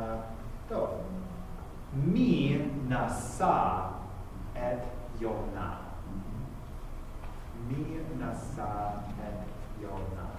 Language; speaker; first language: Hebrew; non-native, fluent; English